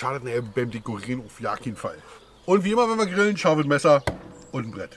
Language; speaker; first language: German; native; German